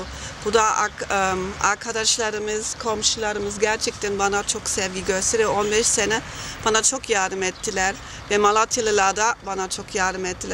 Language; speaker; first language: Turkish; non-native, fluent; German